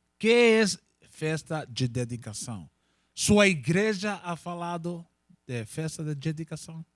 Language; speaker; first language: Portuguese; non-native, learner; Spanish